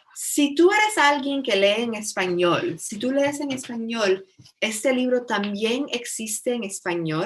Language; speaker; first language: Spanish; early bilingual, heritage; Spanish